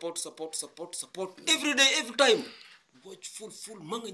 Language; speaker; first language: English; non-native, learner; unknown